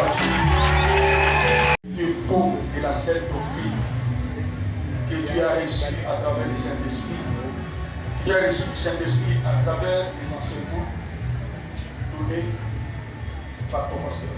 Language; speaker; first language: French; non-native, local second language; Lingala